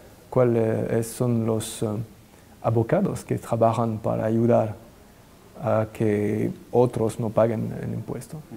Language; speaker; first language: Spanish; non-native, fluent; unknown